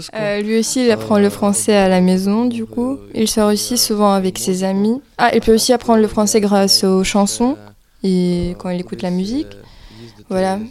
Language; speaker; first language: French; early bilingual, other home language; Ukrainian